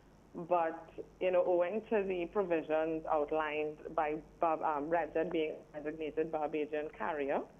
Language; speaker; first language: English; native; English